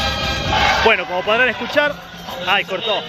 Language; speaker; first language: Spanish; native; Spanish